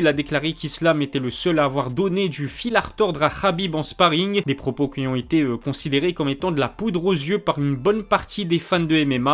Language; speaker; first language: French; native; French